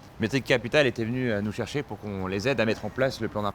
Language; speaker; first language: French; native; French